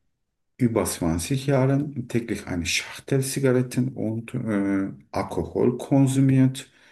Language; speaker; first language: German; non-native, learner; Turkish